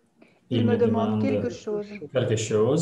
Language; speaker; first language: French; non-native, fluent; Italian